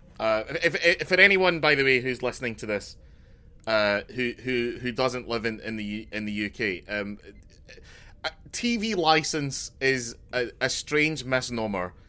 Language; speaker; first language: English; native; English